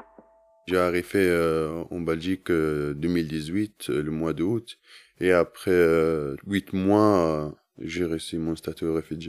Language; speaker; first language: French; non-native, learner; Arabic